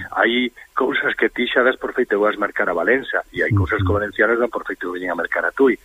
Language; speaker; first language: Galician; native; Galician